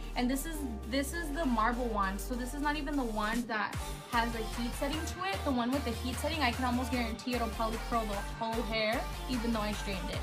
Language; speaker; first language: English; early bilingual, other home language; Spanish